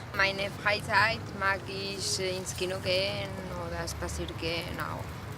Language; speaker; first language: German; non-native, learner; Portuguese